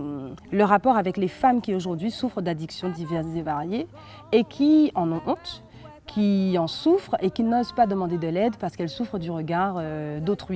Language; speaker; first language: French; native; French